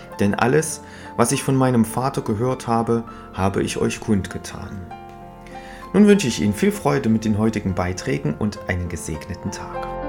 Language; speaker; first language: German; native; German